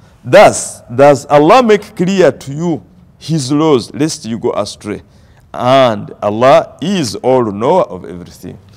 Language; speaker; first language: English; non-native, local second language; Ganda